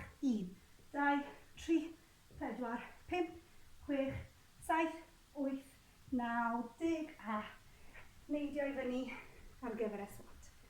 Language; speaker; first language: Welsh; native; Welsh